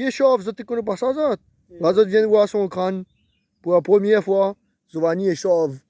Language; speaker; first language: French; non-native, local second language; Réunion Creole French